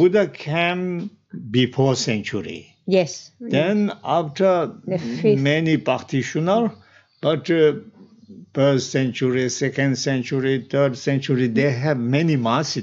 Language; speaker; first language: English; non-native, learner; Tibetan